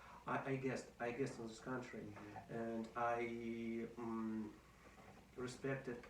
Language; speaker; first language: English; non-native, learner; Russian